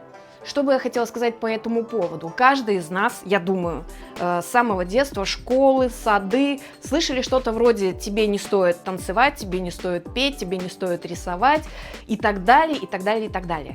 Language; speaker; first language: Russian; native; Russian